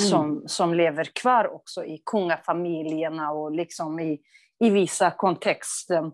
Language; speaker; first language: Swedish; non-native, fluent; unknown